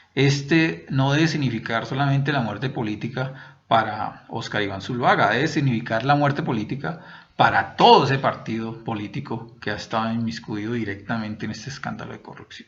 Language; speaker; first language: Spanish; native; Spanish